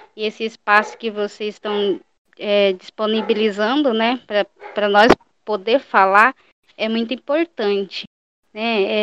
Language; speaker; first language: Portuguese; non-native, local second language; Guarani